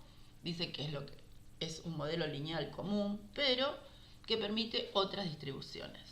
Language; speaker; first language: Spanish; native; Spanish